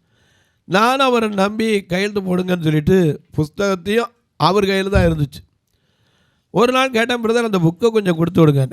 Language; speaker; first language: Tamil; native; Tamil